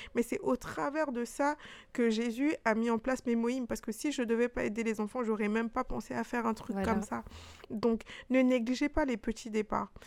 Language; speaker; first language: French; early bilingual, other home language; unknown